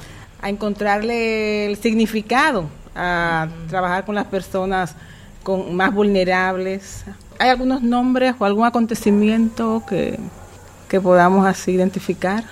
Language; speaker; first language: Spanish; native; Spanish